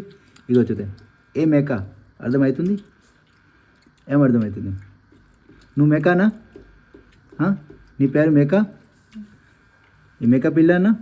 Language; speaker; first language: Telugu; non-native, learner; Marwari